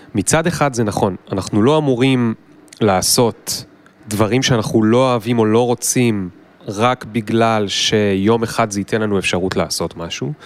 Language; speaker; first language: Hebrew; native; Hebrew